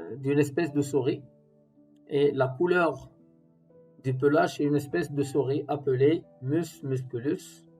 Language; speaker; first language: French; non-native, local second language; Arabic